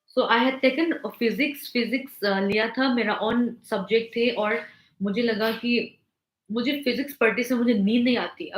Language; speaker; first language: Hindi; non-native, local second language; Manipuri